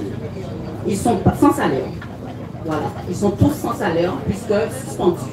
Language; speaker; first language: French; native; French